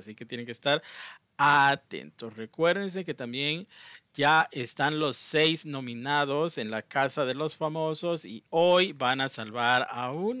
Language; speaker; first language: Spanish; native; Spanish